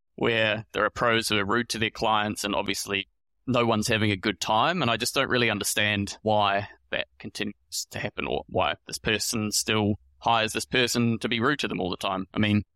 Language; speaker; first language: English; native; English